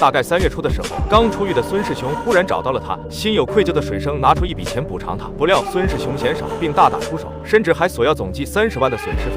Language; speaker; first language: Chinese; native; Chinese